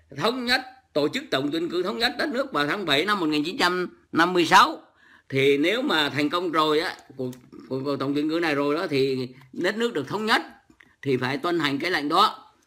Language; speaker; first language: Vietnamese; native; Vietnamese